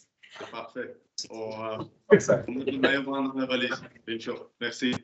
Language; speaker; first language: French; non-native, learner; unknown